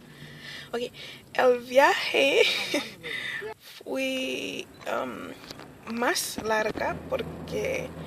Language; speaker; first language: Spanish; early bilingual, other home language; Haitian Creole